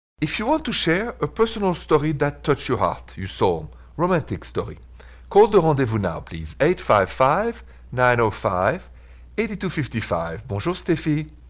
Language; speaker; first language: English; non-native, fluent; French